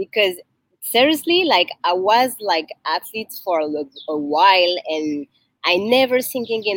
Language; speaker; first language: English; non-native, learner; French